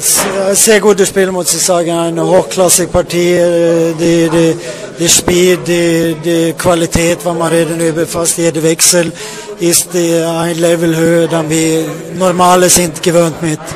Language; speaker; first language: German; non-native, fluent; Swedish